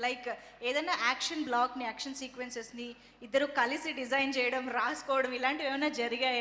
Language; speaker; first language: Telugu; native; Telugu